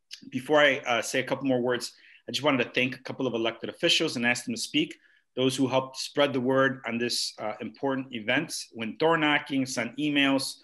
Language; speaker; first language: English; early bilingual, other home language; Spanish